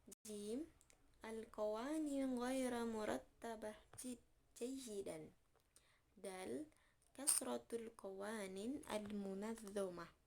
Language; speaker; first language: Arabic; non-native, fluent; Indonesian